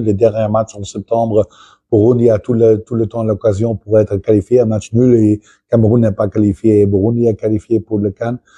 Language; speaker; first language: French; non-native, fluent; Dutch